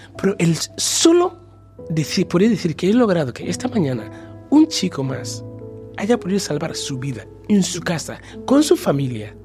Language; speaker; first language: Spanish; non-native, fluent; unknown